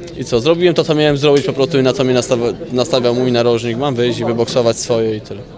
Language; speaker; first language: Polish; native; Polish